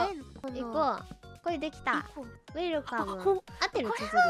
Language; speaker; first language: Japanese; native; Japanese